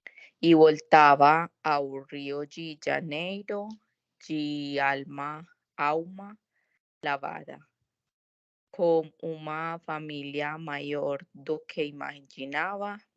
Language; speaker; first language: Portuguese; non-native, learner; Spanish